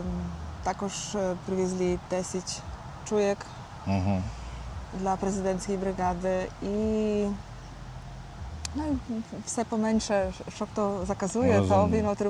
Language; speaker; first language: Ukrainian; non-native, fluent; Polish